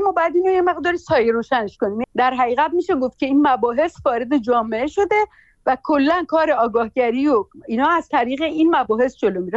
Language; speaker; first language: Persian; native; Persian